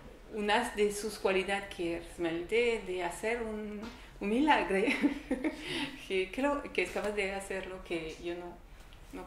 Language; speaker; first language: Spanish; non-native, learner; French